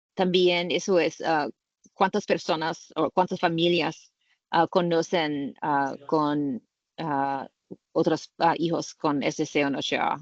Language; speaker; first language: Spanish; non-native, learner; English